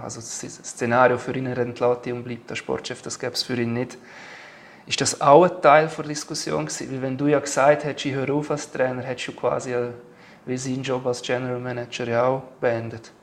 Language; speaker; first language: German; native; German